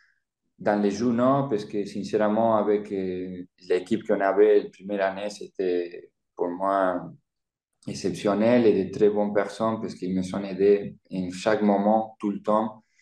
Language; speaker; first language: French; non-native, fluent; Spanish